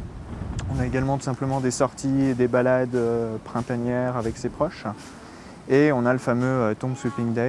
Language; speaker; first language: French; native; French